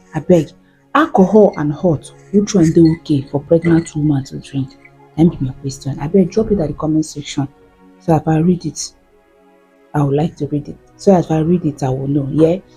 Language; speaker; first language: Nigerian Pidgin; native; Nigerian Pidgin